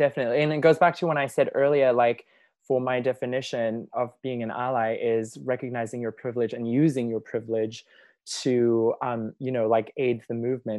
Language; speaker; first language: English; native; English